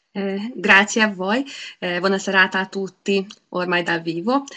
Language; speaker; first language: Italian; non-native, fluent; Hungarian